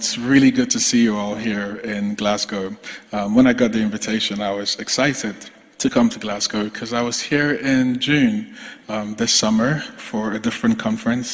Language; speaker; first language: English; non-native, local second language; Yoruba